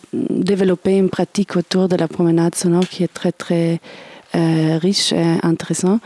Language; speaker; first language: French; non-native, fluent; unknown